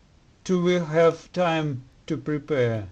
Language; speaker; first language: English; non-native, learner; Russian